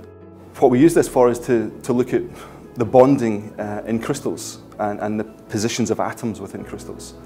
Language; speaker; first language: English; native; English